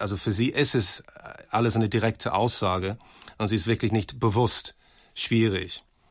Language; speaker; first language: German; native; German